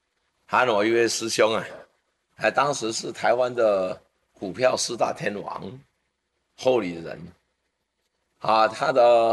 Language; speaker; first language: Chinese; native; Chinese